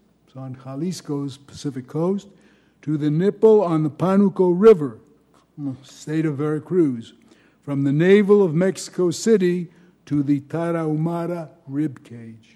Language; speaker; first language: English; native; English